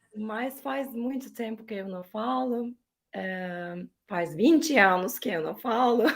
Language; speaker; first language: Portuguese; non-native, learner; Turkish